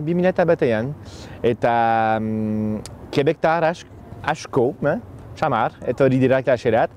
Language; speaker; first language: Basque; non-native, fluent; French